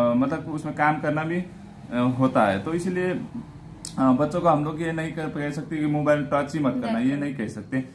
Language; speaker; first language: Hindi; non-native, local second language; Nepali